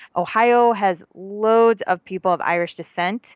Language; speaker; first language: English; native; English